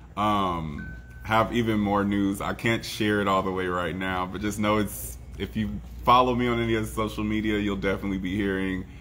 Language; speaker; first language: English; native; English